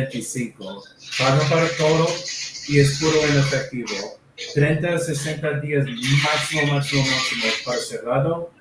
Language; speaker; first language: Spanish; non-native, learner; English